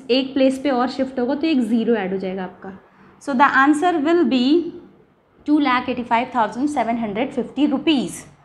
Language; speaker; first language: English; non-native, local second language; Hindi